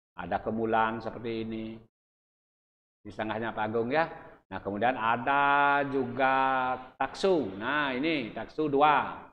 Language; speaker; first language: Indonesian; non-native, local second language; Balinese